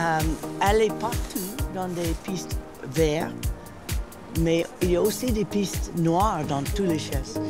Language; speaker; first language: French; non-native, fluent; English